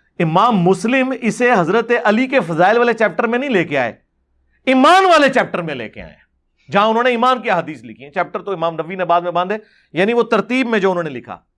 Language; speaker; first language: Urdu; non-native, local second language; Punjabi